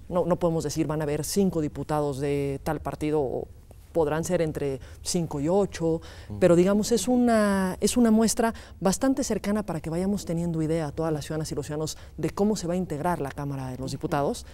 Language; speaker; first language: Spanish; native; Spanish